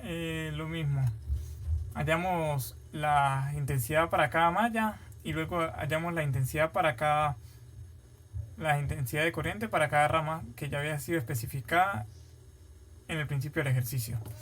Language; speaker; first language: Spanish; native; Spanish